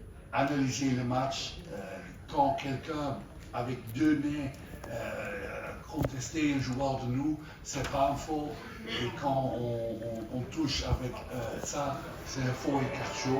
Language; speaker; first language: French; non-native, learner; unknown